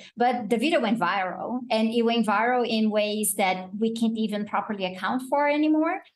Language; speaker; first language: English; non-native, fluent; Portuguese